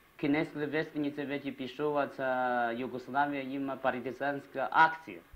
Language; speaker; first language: Macedonian; non-native, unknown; Chinese